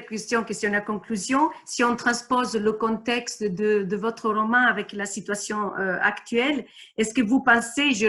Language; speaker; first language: French; non-native, fluent; Italian